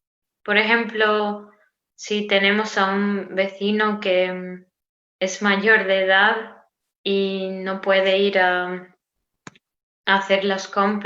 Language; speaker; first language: Spanish; non-native, learner; Romanian